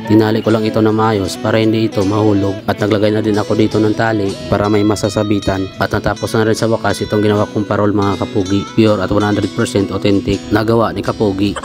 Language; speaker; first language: Filipino; non-native, local second language; Bikol